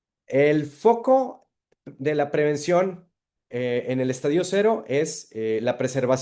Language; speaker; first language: Spanish; native; Spanish